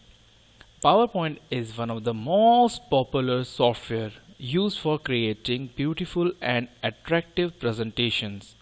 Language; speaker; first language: English; non-native, local second language; Hindi